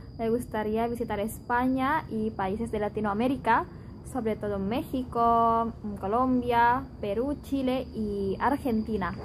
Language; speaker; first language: Spanish; non-native, fluent; Indonesian